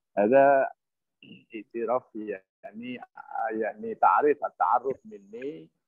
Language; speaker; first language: Arabic; non-native, fluent; Indonesian